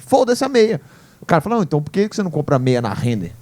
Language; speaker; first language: Portuguese; native; Portuguese